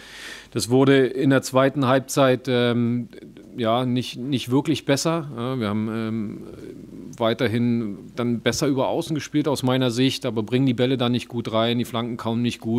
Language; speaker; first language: German; native; German